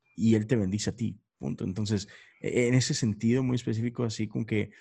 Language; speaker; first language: Spanish; native; Spanish